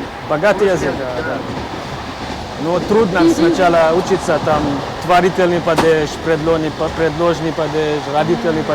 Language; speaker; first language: Russian; non-native, learner; English